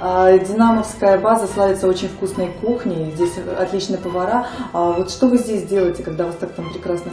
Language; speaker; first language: Russian; native; Russian